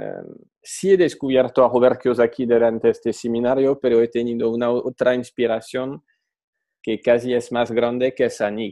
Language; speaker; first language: Spanish; non-native, fluent; French